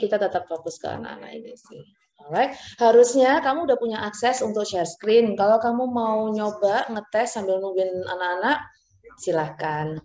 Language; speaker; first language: Indonesian; native; Indonesian